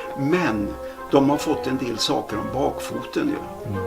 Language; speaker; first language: Swedish; native; Swedish